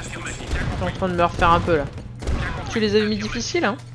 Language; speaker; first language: French; native; French